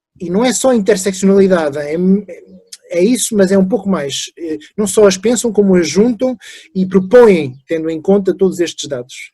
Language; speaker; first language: Portuguese; early bilingual, other home language; French